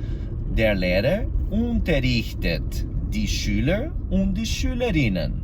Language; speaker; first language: German; non-native, fluent; Portuguese